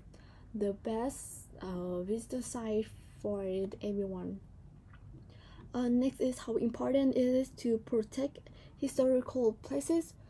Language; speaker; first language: English; non-native, learner; Vietnamese